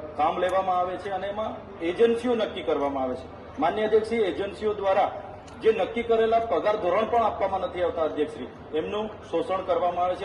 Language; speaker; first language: Gujarati; non-native, local second language; Vasavi